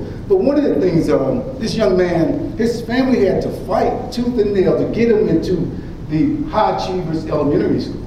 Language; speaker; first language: English; native; English